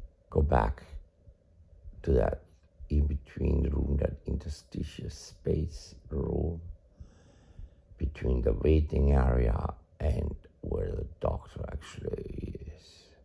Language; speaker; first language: English; non-native, fluent; German